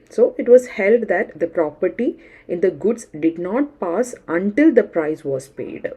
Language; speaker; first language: English; non-native, local second language; Malayalam